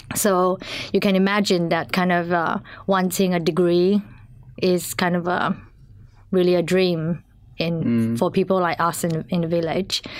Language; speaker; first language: English; non-native, local second language; Chinese